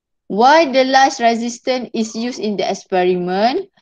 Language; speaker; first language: English; non-native, local second language; Malay